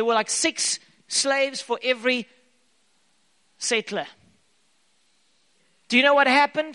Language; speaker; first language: English; native; English